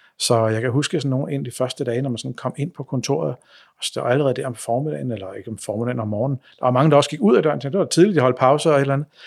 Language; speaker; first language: Danish; native; Danish